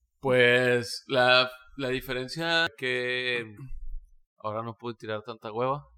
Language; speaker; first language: Spanish; native; Spanish